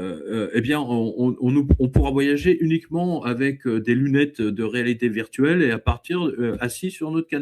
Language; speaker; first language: French; native; French